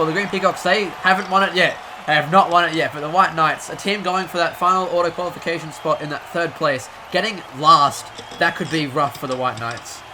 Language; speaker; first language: English; native; English